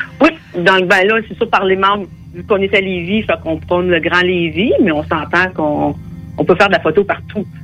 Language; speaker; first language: French; native; French